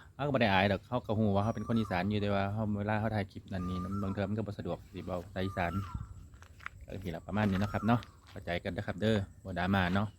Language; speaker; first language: Thai; non-native, local second language; Northeastern Thai